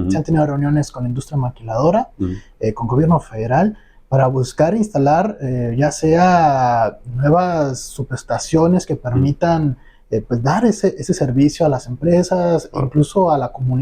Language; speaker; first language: Spanish; native; Spanish